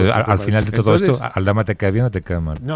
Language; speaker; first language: Spanish; native; Spanish